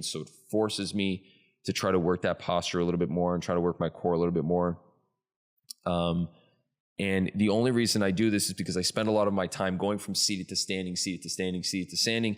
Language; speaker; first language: English; native; English